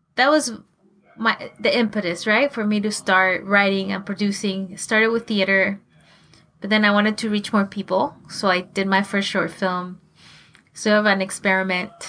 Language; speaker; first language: English; non-native, fluent; Spanish